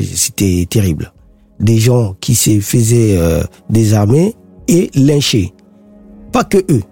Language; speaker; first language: French; non-native, local second language; Sango